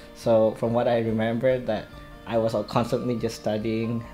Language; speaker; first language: English; non-native, fluent; Indonesian